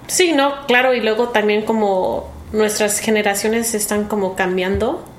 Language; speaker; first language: Spanish; early bilingual, heritage; Spanish